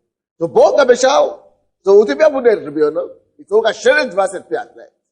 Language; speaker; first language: Russian; non-native, fluent; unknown